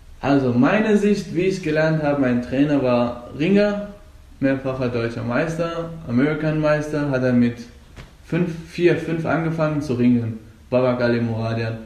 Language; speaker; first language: German; non-native, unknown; Persian